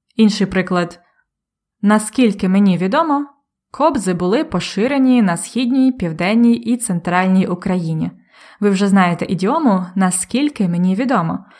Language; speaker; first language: Ukrainian; native; Ukrainian